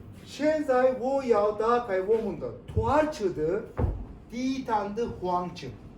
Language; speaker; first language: Chinese; non-native, learner; Turkish